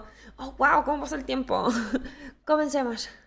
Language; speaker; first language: Spanish; native; Spanish